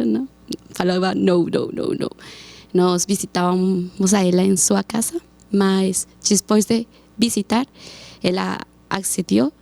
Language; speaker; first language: Portuguese; non-native, learner; Spanish